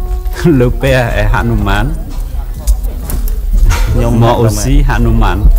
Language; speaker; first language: French; non-native, fluent; Khmer